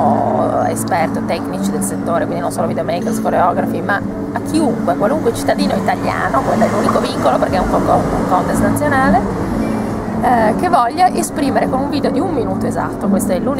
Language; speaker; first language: Italian; native; Italian